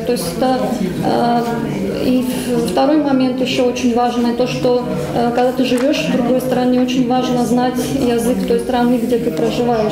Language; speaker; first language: Russian; native; Russian